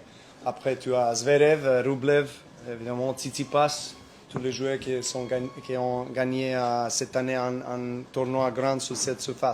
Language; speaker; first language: French; non-native, learner; Serbian